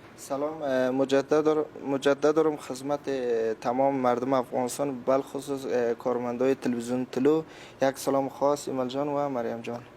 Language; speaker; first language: Persian; non-native, local second language; Turkmen